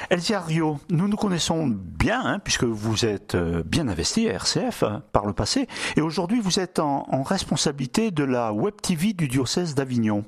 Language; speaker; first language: French; native; French